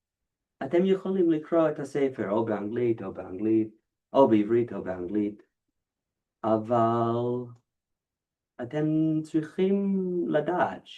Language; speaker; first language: Hebrew; non-native, fluent; English